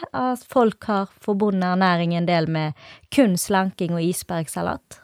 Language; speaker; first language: Norwegian; native; Norwegian